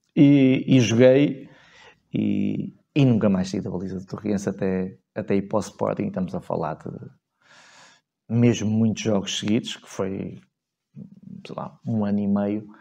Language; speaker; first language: Portuguese; native; Portuguese